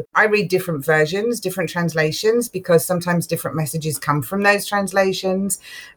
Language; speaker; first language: English; native; English